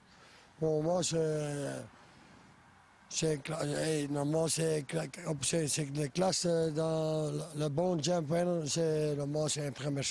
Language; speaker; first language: French; non-native, local second language; Dutch